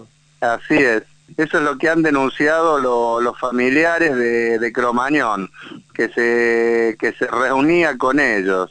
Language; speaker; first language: Spanish; native; Spanish